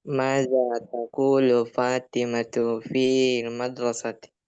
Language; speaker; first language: Arabic; non-native, learner; Indonesian